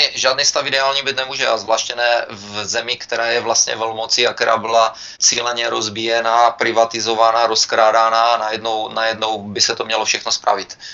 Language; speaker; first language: Czech; native; Czech